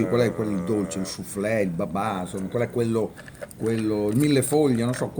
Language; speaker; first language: Italian; native; Italian